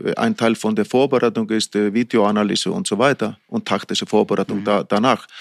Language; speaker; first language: German; non-native, fluent; Icelandic